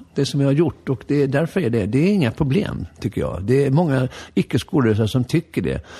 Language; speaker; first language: Swedish; native; Swedish